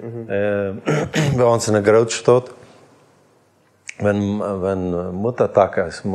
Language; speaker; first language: German; non-native, learner; Plautdietsch